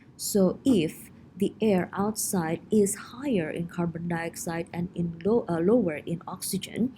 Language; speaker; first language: English; non-native, fluent; Indonesian